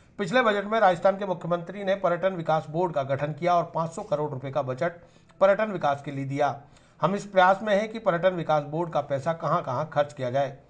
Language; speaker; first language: Hindi; native; Hindi